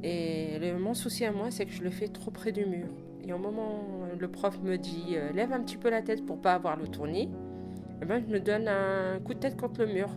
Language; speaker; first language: French; native; French